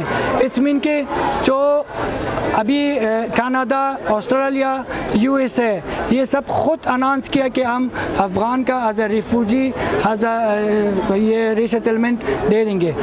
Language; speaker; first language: Hindi; non-native, fluent; Persian